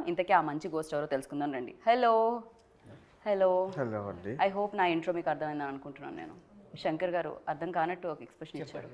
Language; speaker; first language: Telugu; native; Telugu